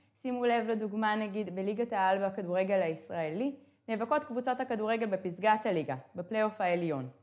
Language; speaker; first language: Hebrew; native; Hebrew